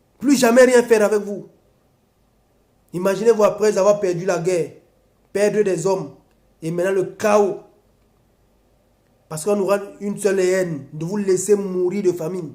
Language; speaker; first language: French; non-native, local second language; Basaa